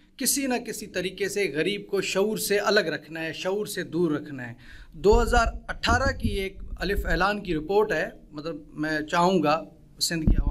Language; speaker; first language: Urdu; non-native, local second language; Sindhi